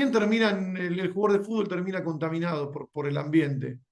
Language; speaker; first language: Spanish; native; Spanish